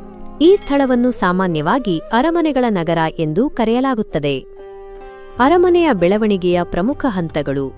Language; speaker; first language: Kannada; native; Kannada